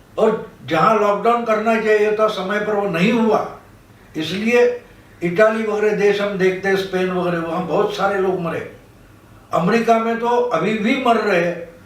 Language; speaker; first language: Hindi; non-native, local second language; Marathi